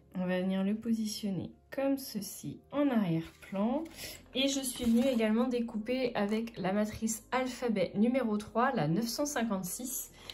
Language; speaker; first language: French; native; French